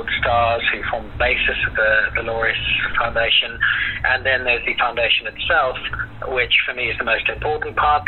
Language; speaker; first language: English; native; English